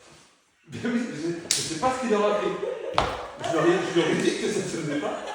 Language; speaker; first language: French; native; French